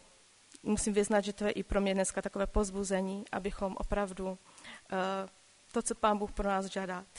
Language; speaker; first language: Czech; non-native, local second language; Polish